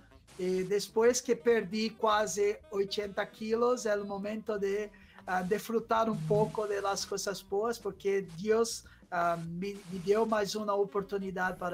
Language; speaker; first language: Spanish; non-native, fluent; Portuguese